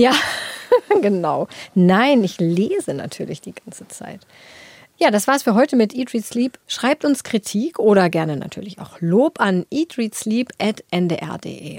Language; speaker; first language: German; native; German